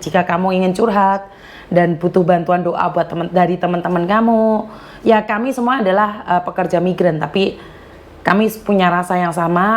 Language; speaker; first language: Indonesian; non-native, local second language; Javanese